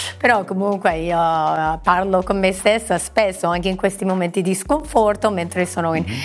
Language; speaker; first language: Italian; non-native, fluent; English